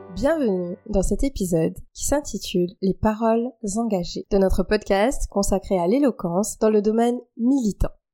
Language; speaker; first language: French; non-native, local second language; Morisyen